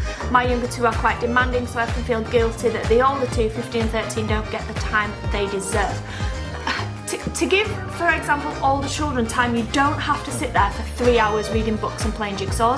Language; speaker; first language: English; native; English